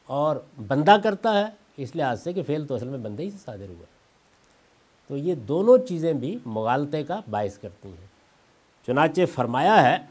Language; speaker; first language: Urdu; non-native, local second language; Punjabi